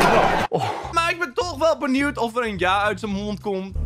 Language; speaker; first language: Dutch; native; Dutch